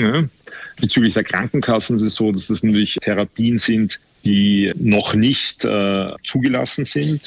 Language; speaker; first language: German; native; German